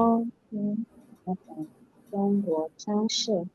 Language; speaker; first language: Chinese; non-native, learner; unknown